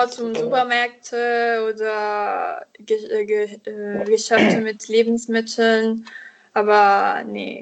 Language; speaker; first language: German; non-native, learner; Italian